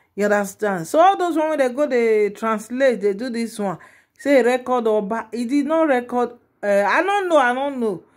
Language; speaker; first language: Nigerian Pidgin; non-native, local second language; Yoruba